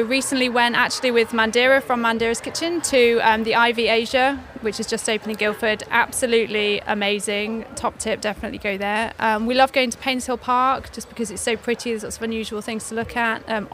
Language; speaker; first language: English; native; English